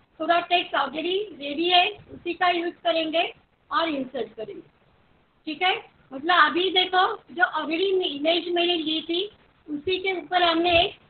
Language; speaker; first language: Hindi; non-native, local second language; Marathi